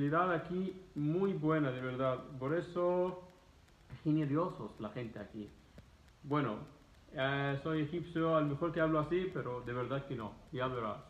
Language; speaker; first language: Spanish; non-native, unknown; Arabic